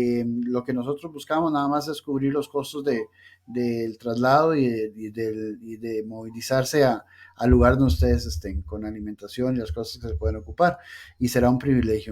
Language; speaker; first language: Spanish; native; Spanish